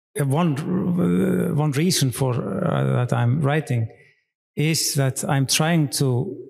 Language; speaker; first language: English; non-native, fluent; Icelandic